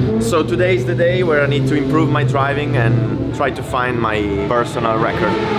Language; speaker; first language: English; non-native, fluent; Italian